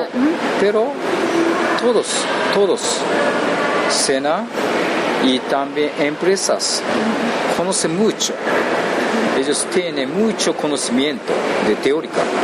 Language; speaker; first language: Spanish; non-native, learner; Japanese